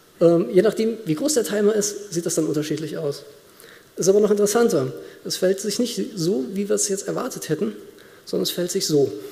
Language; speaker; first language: German; native; German